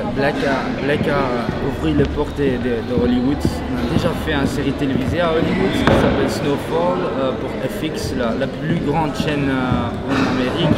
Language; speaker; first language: French; non-native, local second language; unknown